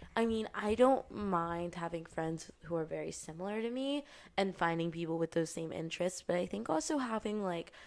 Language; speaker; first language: English; native; English